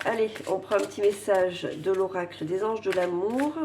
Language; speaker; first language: French; native; French